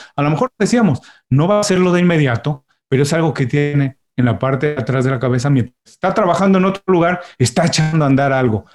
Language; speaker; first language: Spanish; native; Spanish